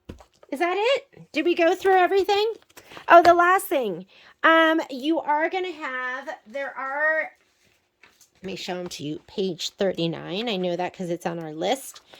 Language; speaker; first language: English; native; English